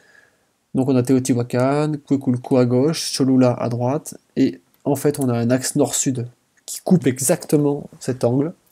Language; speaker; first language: French; native; French